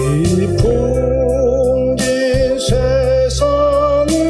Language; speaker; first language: Korean; native; Korean